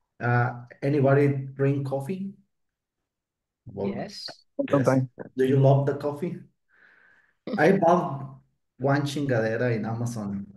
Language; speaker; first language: English; non-native, learner; Spanish